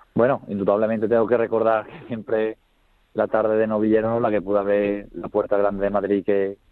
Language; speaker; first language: Spanish; native; Spanish